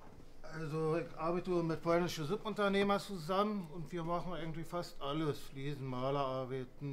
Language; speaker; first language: German; native; German